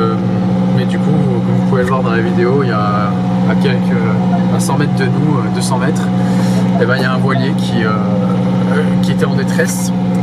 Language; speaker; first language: French; native; French